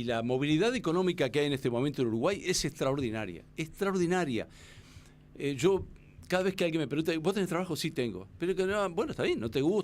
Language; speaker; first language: Spanish; native; Spanish